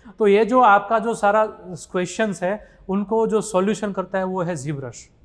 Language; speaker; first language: Hindi; non-native, local second language; Gujarati